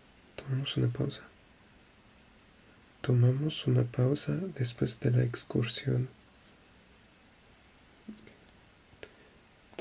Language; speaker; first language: Spanish; non-native, learner; French